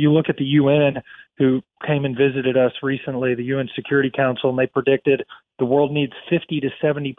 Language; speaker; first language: English; native; English